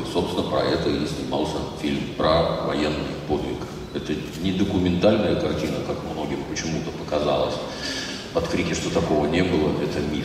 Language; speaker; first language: Russian; native; Russian